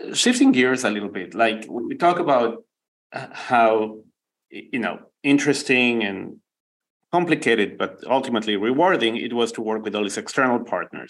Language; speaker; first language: English; non-native, fluent; Spanish